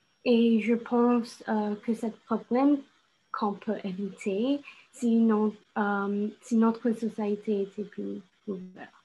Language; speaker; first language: French; non-native, local second language; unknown